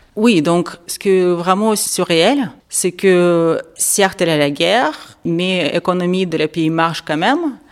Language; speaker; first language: French; non-native, fluent; Ukrainian